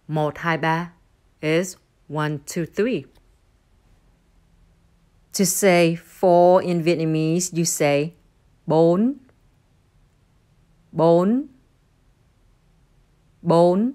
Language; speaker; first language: English; non-native, fluent; Vietnamese